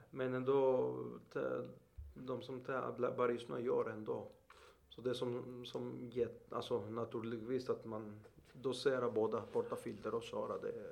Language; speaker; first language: Swedish; non-native, fluent; Greek